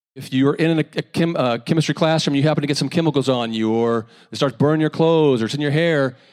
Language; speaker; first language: English; native; English